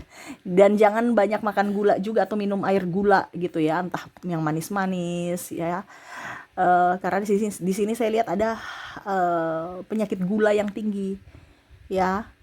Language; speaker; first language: Indonesian; native; Indonesian